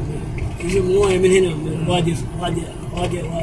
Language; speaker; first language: Arabic; non-native, fluent; Indonesian